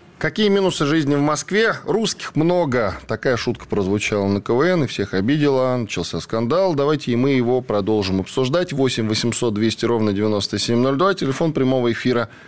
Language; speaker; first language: Russian; native; Russian